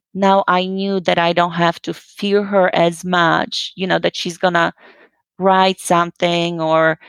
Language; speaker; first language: English; non-native, fluent; Polish